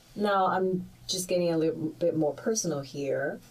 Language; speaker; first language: English; early bilingual, other home language; Chinese